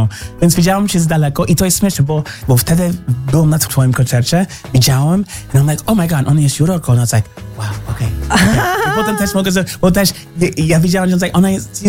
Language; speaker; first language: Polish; non-native, learner; English